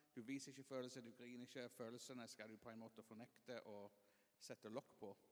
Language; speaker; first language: Norwegian; non-native, fluent; English